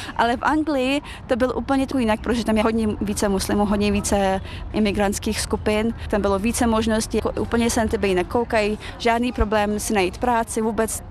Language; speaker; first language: Czech; early bilingual, other home language; Chechen